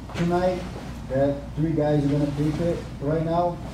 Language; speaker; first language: English; non-native, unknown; Portuguese